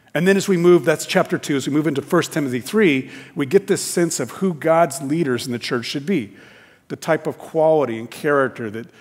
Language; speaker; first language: English; native; English